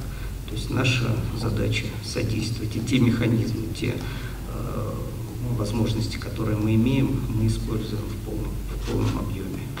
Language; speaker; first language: Russian; native; Russian